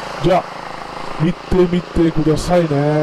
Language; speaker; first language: Japanese; non-native, learner; Indonesian